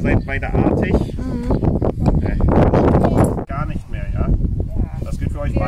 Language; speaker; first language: German; non-native, fluent; Vietnamese